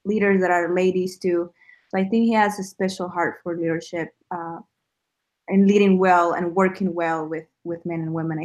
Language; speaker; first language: English; non-native, fluent; Spanish